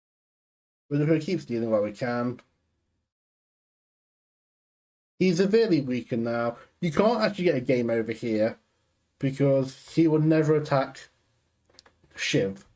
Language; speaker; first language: English; native; English